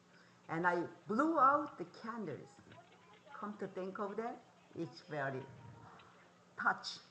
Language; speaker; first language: English; non-native, fluent; Korean